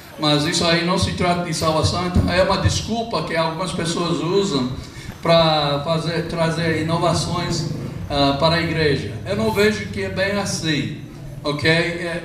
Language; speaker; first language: Portuguese; non-native, fluent; English